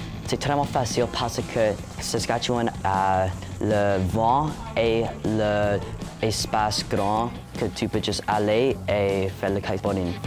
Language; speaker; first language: French; non-native, local second language; English